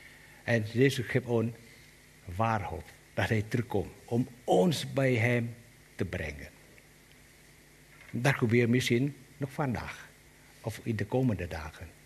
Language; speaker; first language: Dutch; non-native, learner; Vietnamese